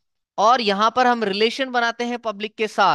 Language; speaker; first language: Hindi; native; Hindi